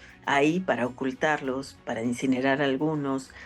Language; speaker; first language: Spanish; native; Spanish